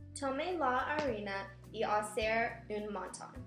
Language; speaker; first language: Spanish; non-native, learner; English